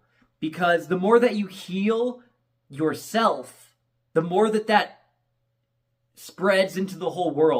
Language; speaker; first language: English; native; English